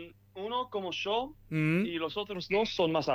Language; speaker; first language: Spanish; early bilingual, heritage; English